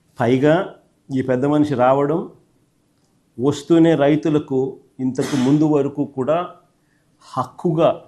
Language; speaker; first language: Telugu; native; Telugu